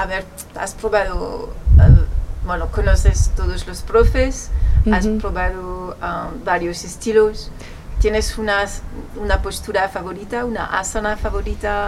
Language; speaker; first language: Spanish; non-native, fluent; French